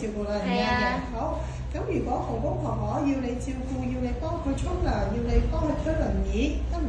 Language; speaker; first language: Cantonese; native; Cantonese